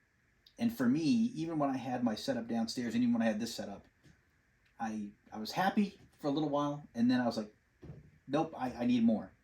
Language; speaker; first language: English; native; English